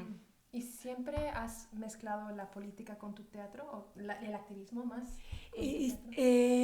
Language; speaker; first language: Spanish; early bilingual, heritage; Spanish